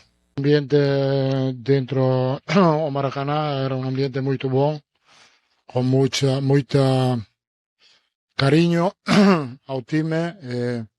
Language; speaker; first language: Spanish; non-native, fluent; Italian